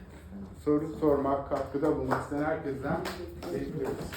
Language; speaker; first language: Turkish; native; Turkish